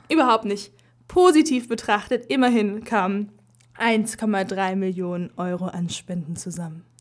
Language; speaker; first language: German; early bilingual, other home language; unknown